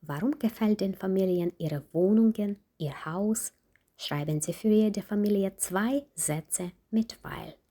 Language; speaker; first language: German; non-native, fluent; Ukrainian